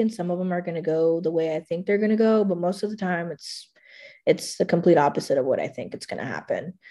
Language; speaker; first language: English; native; English